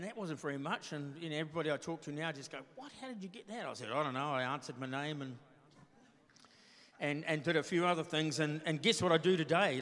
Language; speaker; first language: English; native; English